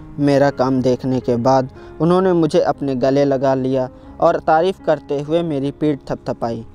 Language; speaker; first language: Hindi; native; Hindi